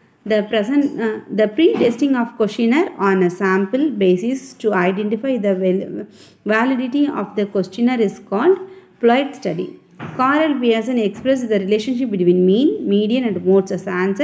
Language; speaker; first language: English; non-native, local second language; Tamil